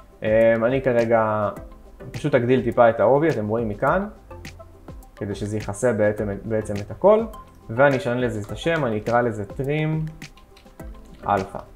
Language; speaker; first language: Hebrew; native; Hebrew